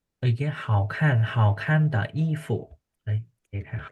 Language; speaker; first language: Chinese; non-native, fluent; Khmer